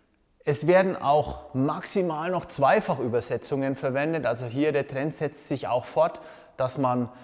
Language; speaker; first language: German; native; German